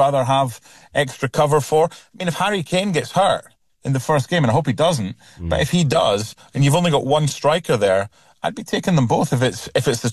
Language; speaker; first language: English; native; English